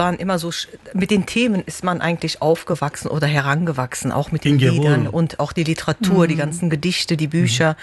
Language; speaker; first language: German; early bilingual, other home language; Turkish